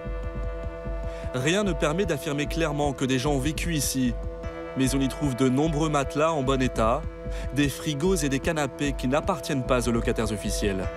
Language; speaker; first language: French; native; French